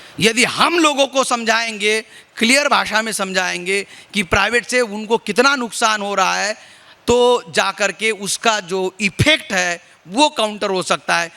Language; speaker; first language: Hindi; non-native, local second language; Marathi